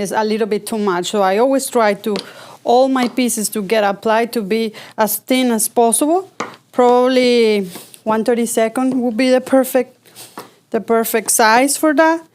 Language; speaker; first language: English; non-native, fluent; Spanish